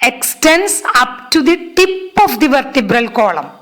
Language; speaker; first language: English; non-native, local second language; Malayalam